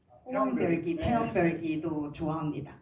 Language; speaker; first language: Korean; native; Korean